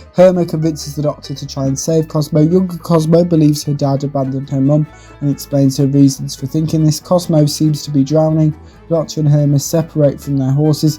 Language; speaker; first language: English; native; English